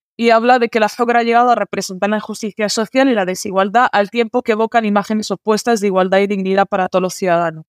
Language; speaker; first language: Spanish; early bilingual, other home language; Arabic